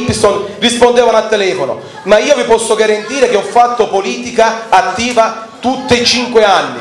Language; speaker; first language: Italian; native; Italian